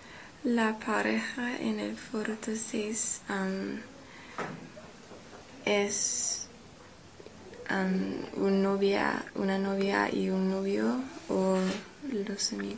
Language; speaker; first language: Spanish; non-native, learner; English